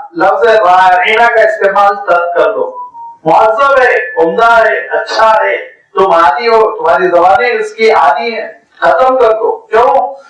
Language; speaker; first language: Urdu; native; Urdu